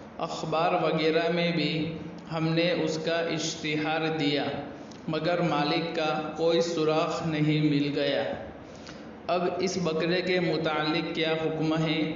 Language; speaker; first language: Urdu; non-native, local second language; Gujarati